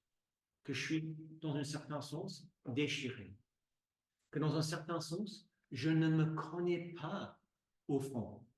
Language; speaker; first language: French; non-native, fluent; English